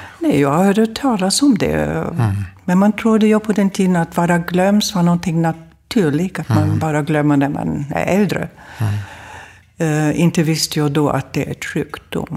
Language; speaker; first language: Swedish; non-native, fluent; German